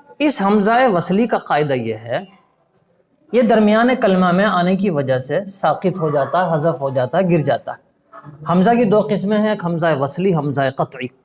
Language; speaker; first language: Urdu; native; Urdu